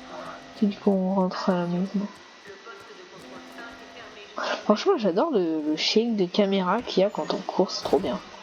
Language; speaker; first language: French; native; French